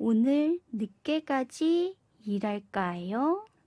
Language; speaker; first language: Korean; non-native, fluent; Chinese